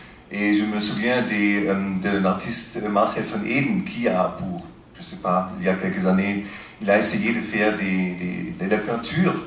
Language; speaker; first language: French; non-native, fluent; German